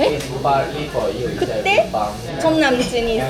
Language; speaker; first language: Korean; non-native, learner; Japanese